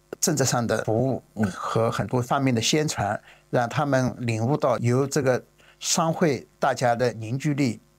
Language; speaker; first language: Chinese; native; Chinese